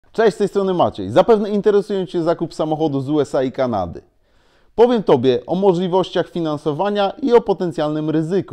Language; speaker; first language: Polish; native; Polish